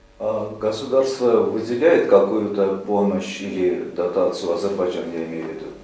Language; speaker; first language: Russian; native; Russian